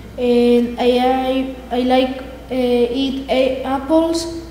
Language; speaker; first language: English; non-native, learner; Spanish